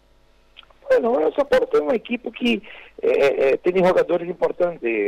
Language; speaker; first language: Spanish; non-native, fluent; Portuguese